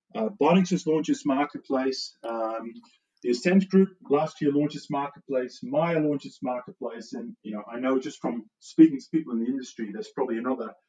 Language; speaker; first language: English; non-native, fluent; Dutch